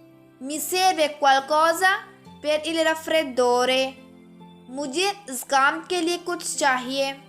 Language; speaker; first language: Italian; non-native, fluent; Urdu